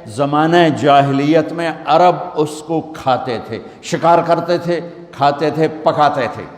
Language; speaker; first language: Urdu; non-native, local second language; Punjabi